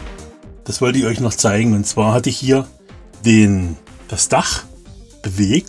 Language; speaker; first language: German; native; German